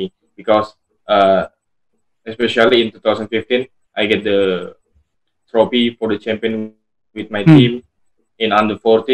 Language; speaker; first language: English; non-native, learner; Indonesian